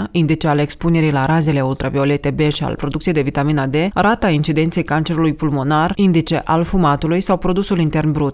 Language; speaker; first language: Romanian; native; Romanian